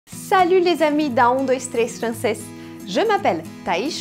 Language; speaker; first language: French; non-native, fluent; Portuguese